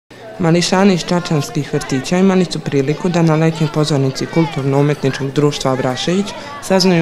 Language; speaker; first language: Serbian; native; Serbian